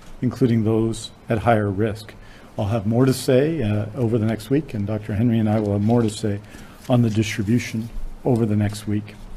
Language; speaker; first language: English; native; English